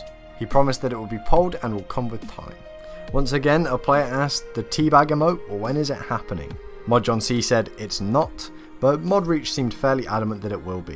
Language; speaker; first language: English; native; English